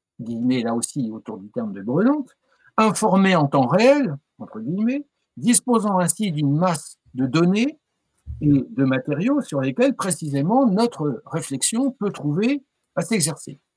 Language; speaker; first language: French; native; French